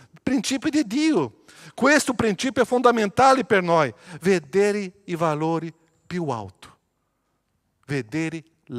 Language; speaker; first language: Italian; non-native, fluent; Portuguese